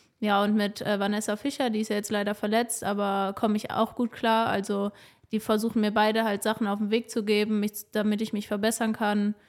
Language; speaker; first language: German; native; German